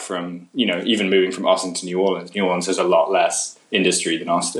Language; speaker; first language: English; native; English